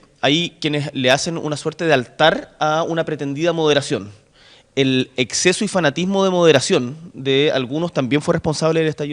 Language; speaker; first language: Spanish; native; Spanish